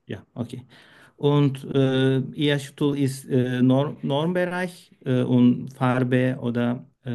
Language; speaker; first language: German; non-native, learner; Turkish